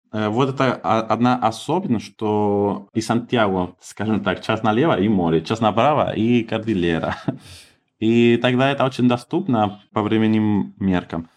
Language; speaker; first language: Russian; non-native, fluent; Spanish